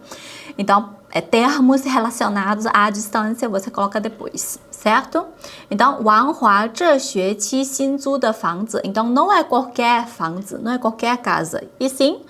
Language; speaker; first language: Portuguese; non-native, fluent; Chinese